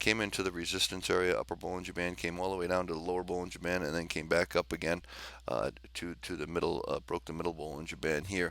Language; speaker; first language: English; native; English